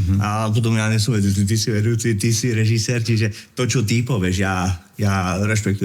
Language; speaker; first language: Slovak; native; Slovak